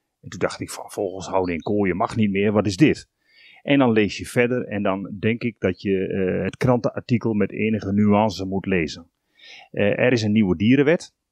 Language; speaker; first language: Dutch; native; Dutch